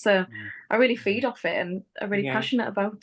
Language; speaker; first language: English; native; English